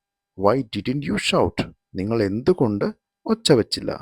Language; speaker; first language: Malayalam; native; Malayalam